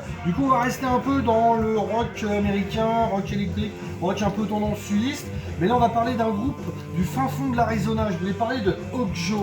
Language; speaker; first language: French; native; French